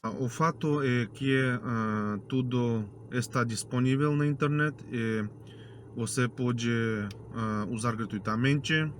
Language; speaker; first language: Portuguese; non-native, fluent; Russian